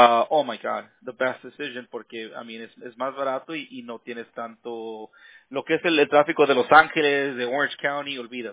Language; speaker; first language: Spanish; early bilingual, heritage; Spanish